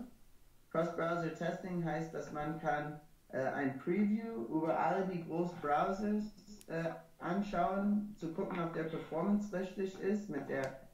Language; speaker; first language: German; non-native, learner; English